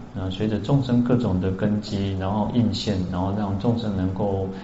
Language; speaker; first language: Chinese; native; Chinese